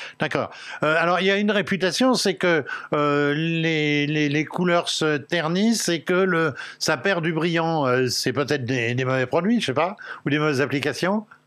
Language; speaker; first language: French; native; French